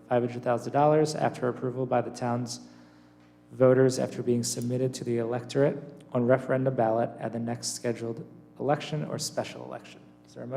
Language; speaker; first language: English; native; English